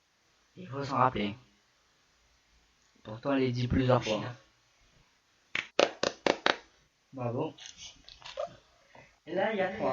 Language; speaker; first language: French; native; French